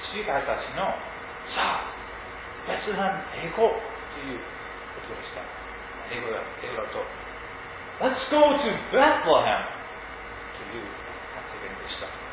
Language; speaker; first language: Japanese; non-native, fluent; English